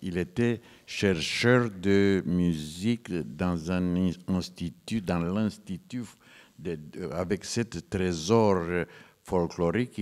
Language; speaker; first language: French; non-native, fluent; Romanian